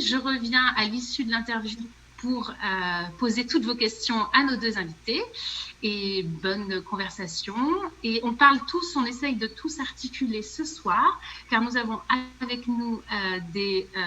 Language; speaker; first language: French; native; French